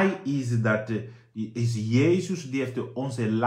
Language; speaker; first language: Dutch; non-native, fluent; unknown